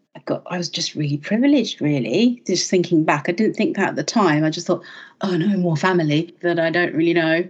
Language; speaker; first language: English; native; English